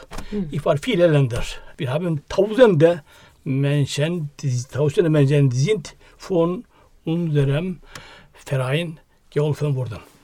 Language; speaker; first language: German; non-native, learner; Turkish